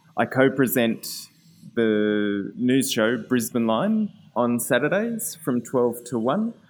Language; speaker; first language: English; native; English